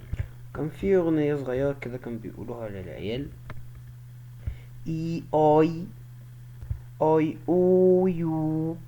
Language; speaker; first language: Arabic; native; Arabic